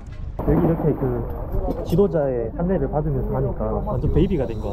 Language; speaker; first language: Korean; native; Korean